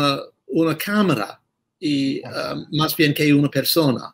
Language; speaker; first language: Spanish; non-native, fluent; English